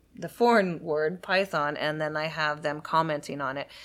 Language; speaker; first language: English; native; English